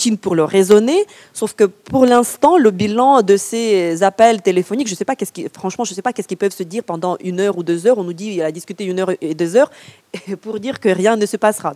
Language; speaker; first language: French; non-native, fluent; Ukrainian